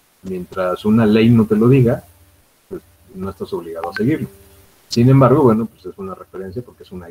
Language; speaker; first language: Spanish; native; Spanish